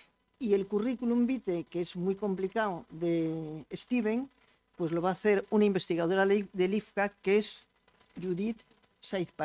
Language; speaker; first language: Spanish; native; Spanish